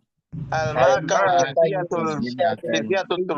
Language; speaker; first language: Arabic; non-native, learner; Indonesian